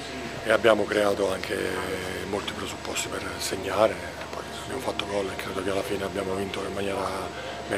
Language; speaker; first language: Italian; native; Italian